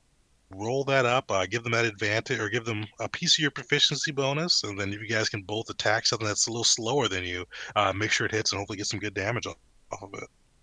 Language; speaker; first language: English; native; English